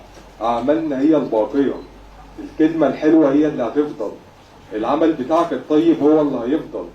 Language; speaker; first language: Arabic; native; Arabic